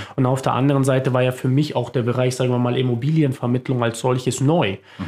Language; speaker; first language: German; early bilingual, other home language; Croatian